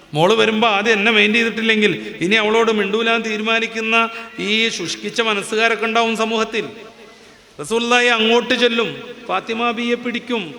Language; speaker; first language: Malayalam; native; Malayalam